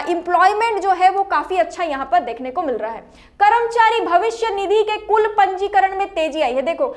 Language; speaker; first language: Hindi; native; Hindi